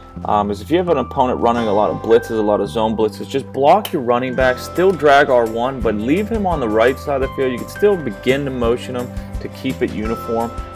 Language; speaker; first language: English; native; English